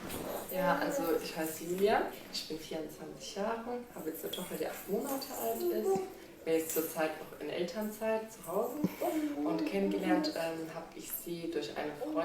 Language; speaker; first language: German; native; German